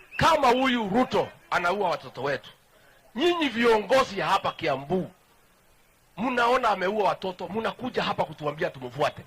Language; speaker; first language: Swahili; non-native, local second language; Kikuyu